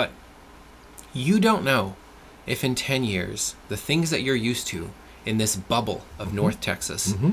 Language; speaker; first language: English; non-native, fluent; French